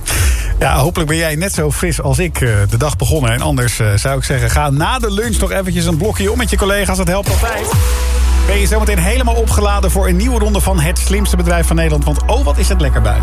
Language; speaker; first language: Dutch; native; Dutch